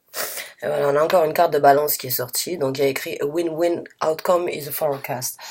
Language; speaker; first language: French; native; French